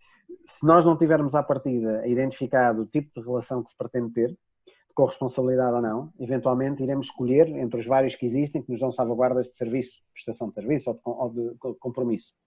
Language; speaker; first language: Portuguese; native; Portuguese